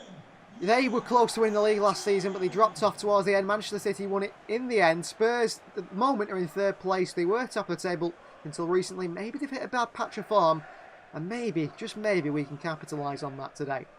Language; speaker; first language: English; native; English